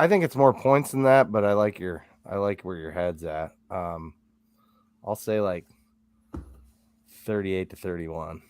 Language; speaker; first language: English; native; English